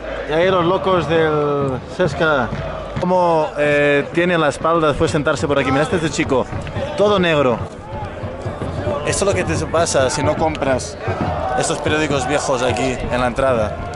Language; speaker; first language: Spanish; native; Spanish